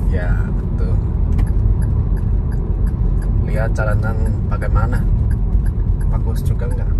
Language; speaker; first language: Indonesian; non-native, fluent; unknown